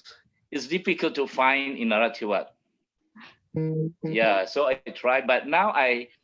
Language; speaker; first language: English; non-native, learner; Malay